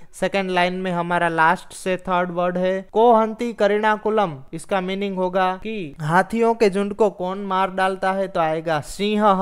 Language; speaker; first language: Hindi; non-native, local second language; Gujarati